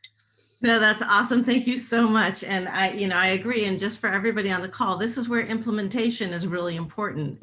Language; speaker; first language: English; native; English